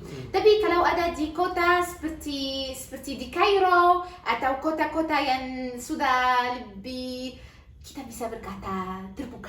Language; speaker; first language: Indonesian; non-native, learner; Arabic